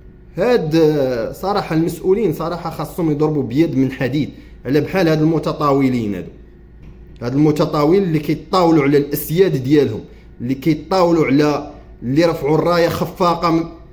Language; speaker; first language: Arabic; native; Arabic